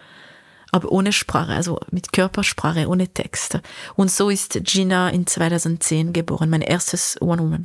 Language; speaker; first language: German; non-native, local second language; French